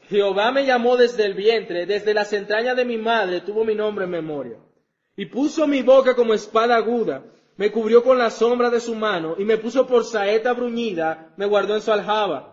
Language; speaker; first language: Spanish; native; Spanish